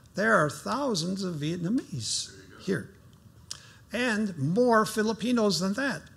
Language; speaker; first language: English; native; English